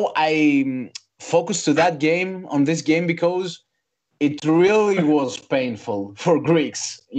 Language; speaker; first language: English; non-native, fluent; Greek